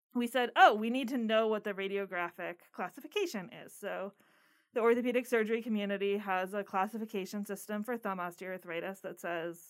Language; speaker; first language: English; native; English